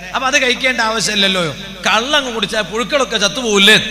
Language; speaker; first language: Malayalam; non-native, local second language; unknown